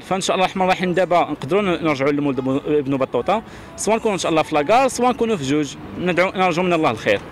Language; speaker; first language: Arabic; native; Arabic